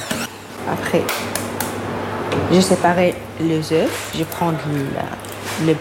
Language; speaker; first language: French; non-native, learner; Arabic